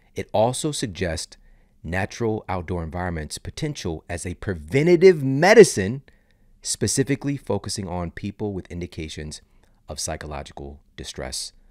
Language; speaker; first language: English; native; English